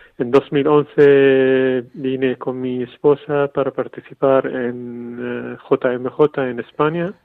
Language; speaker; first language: Spanish; non-native, fluent; Arabic